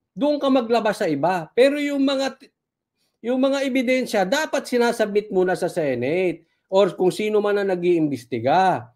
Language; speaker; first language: Filipino; native; Filipino